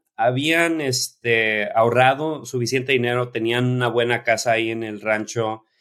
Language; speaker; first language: Spanish; early bilingual, heritage; Spanish